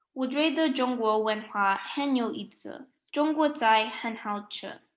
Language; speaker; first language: Chinese; non-native, learner; English